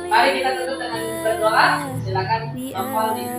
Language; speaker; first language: Indonesian; native; Indonesian